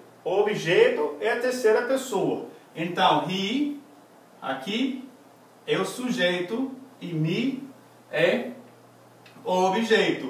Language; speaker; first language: Portuguese; non-native, fluent; English